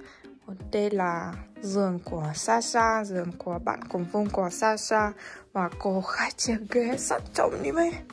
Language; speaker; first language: Vietnamese; non-native, fluent; Russian